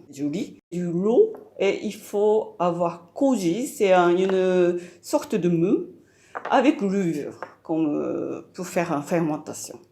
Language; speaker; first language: French; non-native, fluent; Japanese